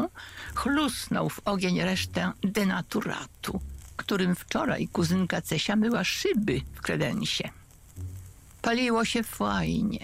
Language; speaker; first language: Polish; native; Polish